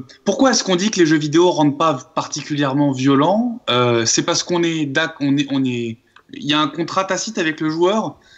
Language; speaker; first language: French; native; French